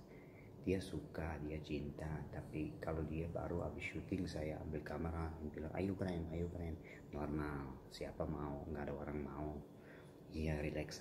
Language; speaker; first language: Indonesian; non-native, learner; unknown